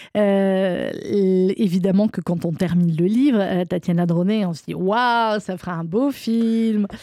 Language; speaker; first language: French; native; French